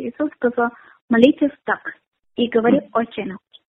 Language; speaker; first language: Ukrainian; non-native, learner; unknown